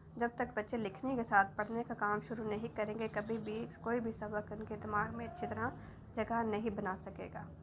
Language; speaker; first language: Urdu; native; Urdu